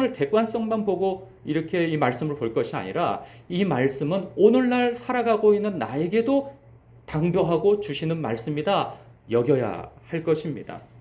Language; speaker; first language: Korean; native; Korean